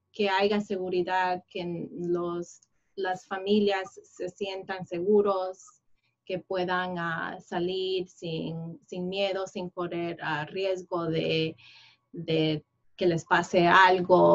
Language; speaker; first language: Spanish; early bilingual, heritage; Spanish